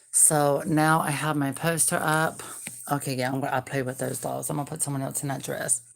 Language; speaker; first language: English; native; English